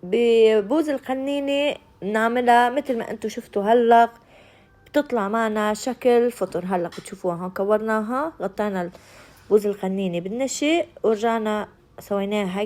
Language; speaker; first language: Arabic; native; Arabic